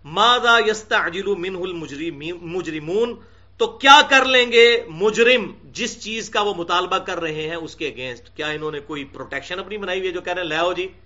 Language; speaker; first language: Urdu; non-native, local second language; Punjabi